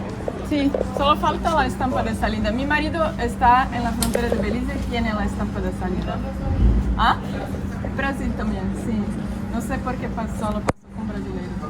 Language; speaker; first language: Spanish; non-native, fluent; Portuguese